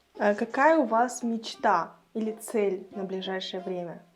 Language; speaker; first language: Russian; native; Russian